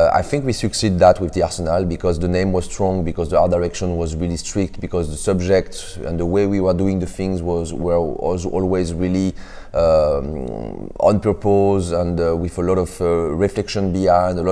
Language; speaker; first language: English; non-native, fluent; French